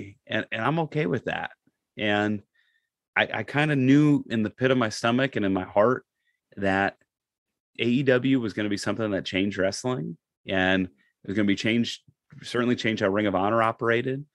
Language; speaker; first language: English; native; English